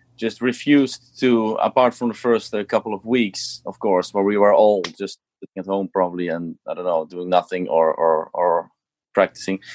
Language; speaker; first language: English; non-native, fluent; Dutch